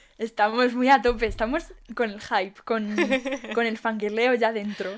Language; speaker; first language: Spanish; native; Spanish